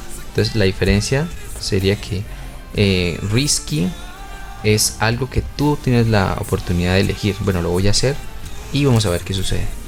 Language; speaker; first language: Spanish; native; Spanish